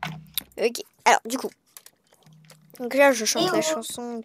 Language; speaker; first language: French; native; French